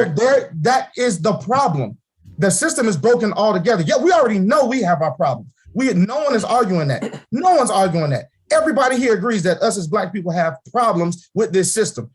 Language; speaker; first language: English; native; English